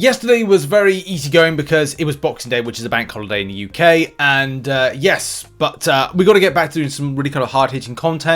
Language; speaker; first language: English; native; English